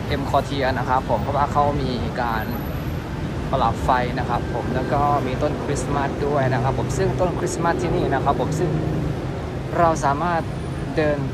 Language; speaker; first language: Thai; native; Thai